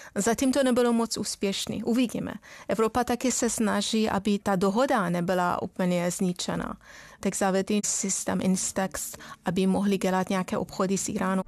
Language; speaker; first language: Czech; non-native, fluent; Persian